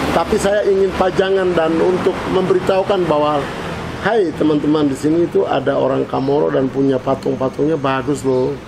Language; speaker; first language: Indonesian; non-native, local second language; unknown